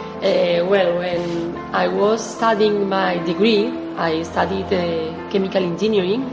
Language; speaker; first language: English; non-native, fluent; Spanish